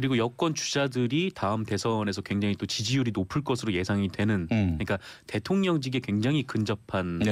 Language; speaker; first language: Korean; native; Korean